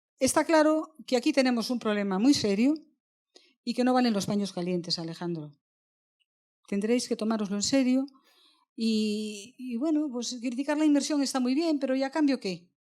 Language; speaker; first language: Spanish; native; Spanish